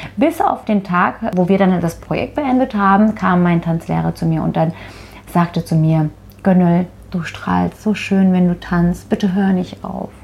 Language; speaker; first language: German; non-native, fluent; Turkish